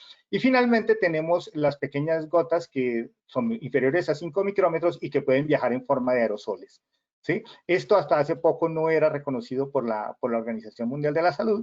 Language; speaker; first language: Spanish; native; Spanish